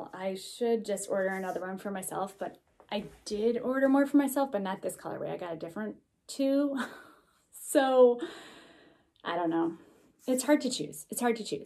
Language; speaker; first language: English; native; English